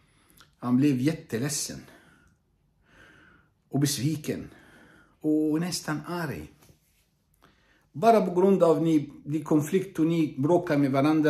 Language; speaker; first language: Swedish; non-native, fluent; Arabic